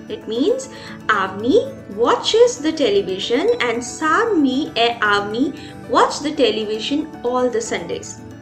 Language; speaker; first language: English; non-native, local second language; Hindi